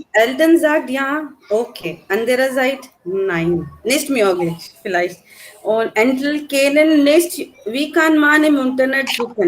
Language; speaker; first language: German; non-native, learner; Hindi